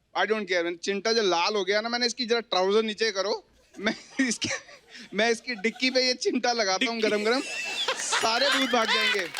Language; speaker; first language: Hindi; native; Hindi